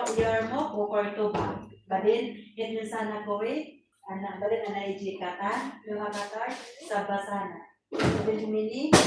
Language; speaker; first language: Arabic; non-native, learner; Indonesian